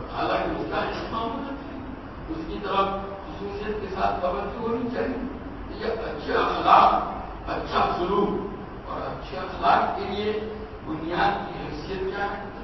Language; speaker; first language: Urdu; non-native, local second language; Gujarati